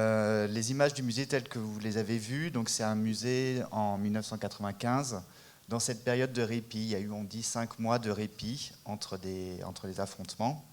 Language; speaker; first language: French; native; French